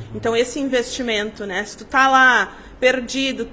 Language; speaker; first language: Portuguese; native; Portuguese